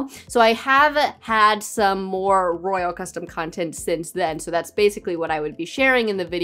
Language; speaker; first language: English; native; English